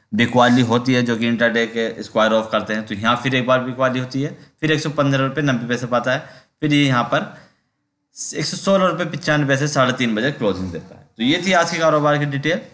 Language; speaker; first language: Hindi; native; Hindi